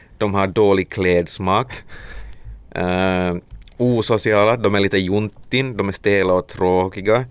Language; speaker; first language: Swedish; native; Swedish